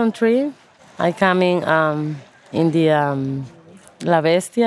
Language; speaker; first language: English; non-native, learner; Spanish